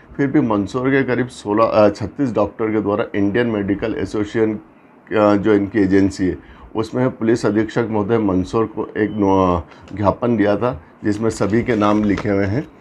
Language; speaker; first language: Hindi; native; Hindi